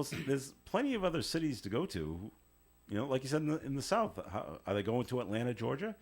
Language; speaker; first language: English; native; English